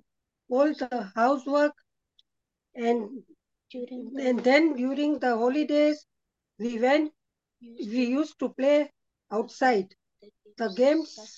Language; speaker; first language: English; non-native, local second language; Gujarati